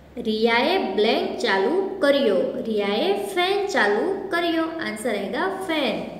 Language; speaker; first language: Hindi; non-native, local second language; Gujarati